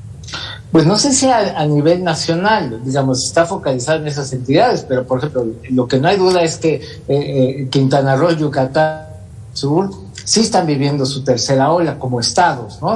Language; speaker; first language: Spanish; native; Spanish